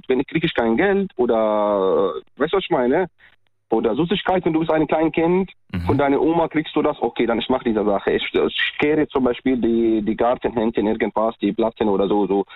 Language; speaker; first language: German; non-native, learner; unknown